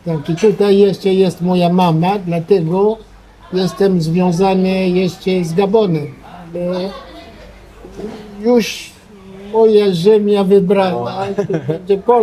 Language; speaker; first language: Polish; non-native, learner; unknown